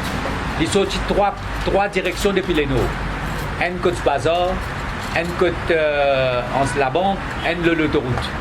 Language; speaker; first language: French; non-native, local second language; Morisyen